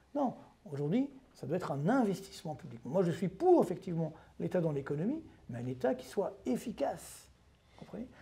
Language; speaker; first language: French; native; French